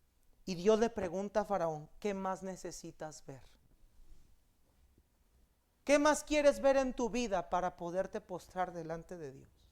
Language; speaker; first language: Spanish; native; Spanish